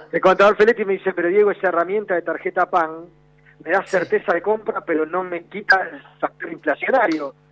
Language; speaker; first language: Spanish; native; Spanish